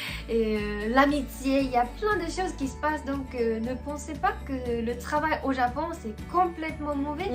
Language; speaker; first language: French; non-native, fluent; Japanese